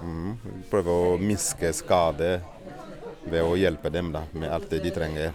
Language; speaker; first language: Norwegian; non-native, fluent; Portuguese